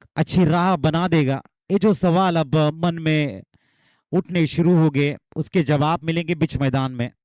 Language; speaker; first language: Hindi; non-native, local second language; Marathi